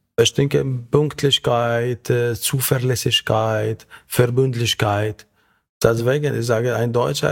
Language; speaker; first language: German; non-native, learner; Arabic